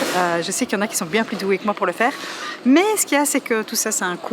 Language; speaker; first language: French; native; French